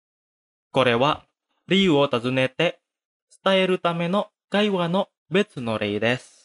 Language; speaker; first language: Japanese; non-native, fluent; Indonesian